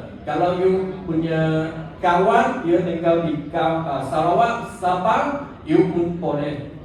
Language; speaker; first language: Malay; non-native, local second language; Chinese